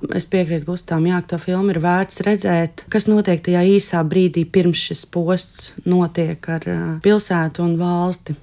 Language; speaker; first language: Latvian; native; Latvian